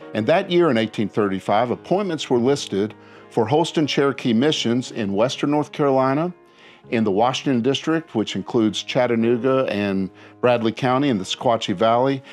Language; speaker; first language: English; native; English